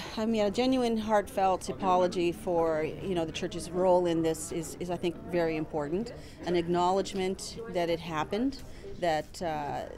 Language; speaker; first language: English; native; English